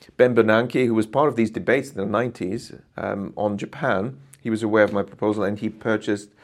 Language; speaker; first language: English; non-native, fluent; German